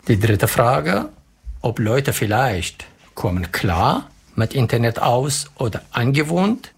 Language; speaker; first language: German; non-native, learner; Arabic